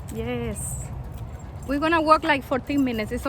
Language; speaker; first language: English; non-native, fluent; Spanish